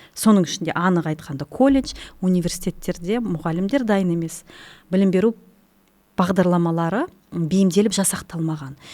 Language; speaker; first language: Kazakh; non-native, local second language; Russian